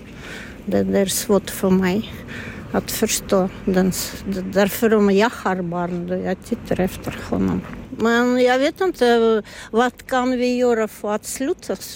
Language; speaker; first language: Swedish; non-native, learner; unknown